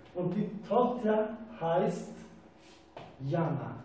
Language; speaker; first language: German; non-native, fluent; Turkish